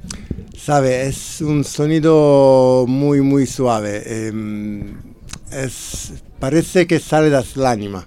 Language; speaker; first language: Spanish; non-native, fluent; Italian